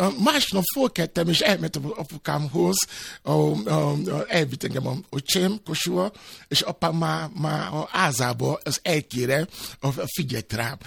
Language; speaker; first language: Hungarian; non-native, fluent; Yoruba